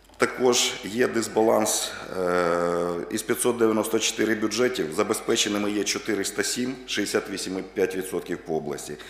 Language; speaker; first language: Ukrainian; native; Ukrainian